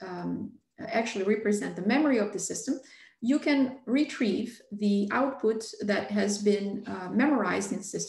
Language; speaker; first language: English; non-native, fluent; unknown